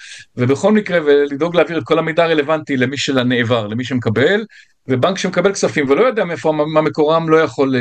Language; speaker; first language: Hebrew; native; Hebrew